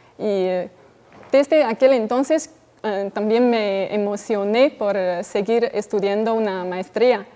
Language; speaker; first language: Spanish; non-native, fluent; Chinese